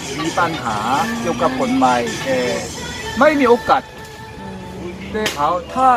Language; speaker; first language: Thai; non-native, learner; Korean